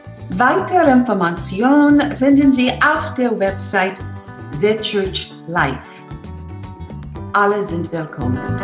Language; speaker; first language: German; non-native, fluent; English